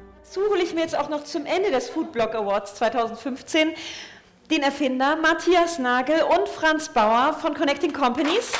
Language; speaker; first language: German; native; German